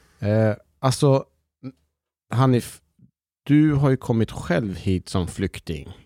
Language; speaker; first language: Swedish; native; Swedish